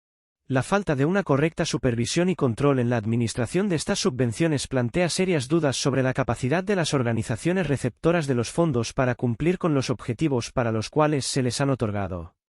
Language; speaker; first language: Spanish; native; Spanish